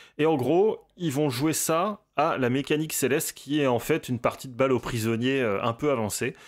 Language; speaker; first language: French; native; French